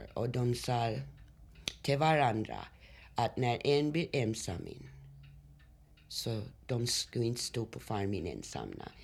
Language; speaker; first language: Swedish; early bilingual, heritage; Swedish